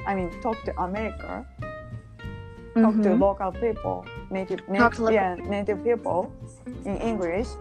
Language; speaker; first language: English; non-native, learner; Japanese